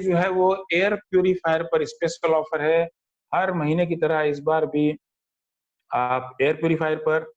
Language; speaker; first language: Hindi; native; Hindi